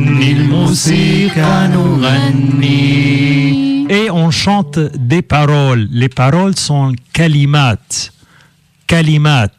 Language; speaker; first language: French; non-native, fluent; Arabic